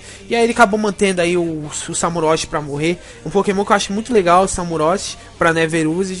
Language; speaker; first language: Portuguese; native; Portuguese